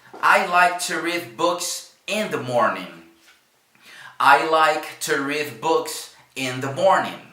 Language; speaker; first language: English; non-native, fluent; Spanish